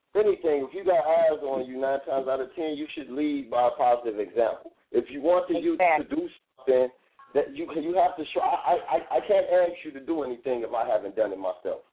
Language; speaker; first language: English; native; English